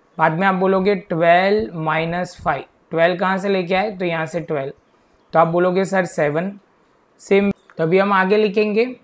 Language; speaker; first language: Hindi; non-native, local second language; Gujarati